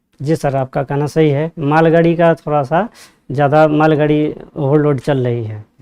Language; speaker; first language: Hindi; native; Hindi